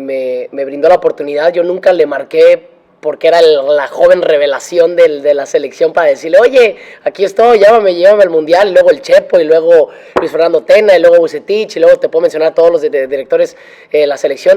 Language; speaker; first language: Spanish; native; Spanish